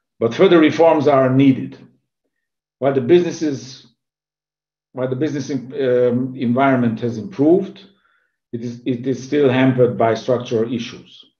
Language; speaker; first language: English; non-native, fluent; Hungarian